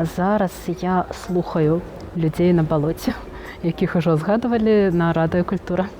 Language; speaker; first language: Belarusian; non-native, local second language; Russian